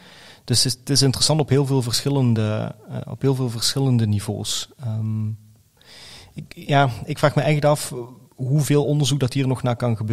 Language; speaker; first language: Dutch; native; Dutch